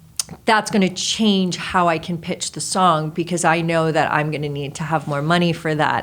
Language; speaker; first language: English; native; English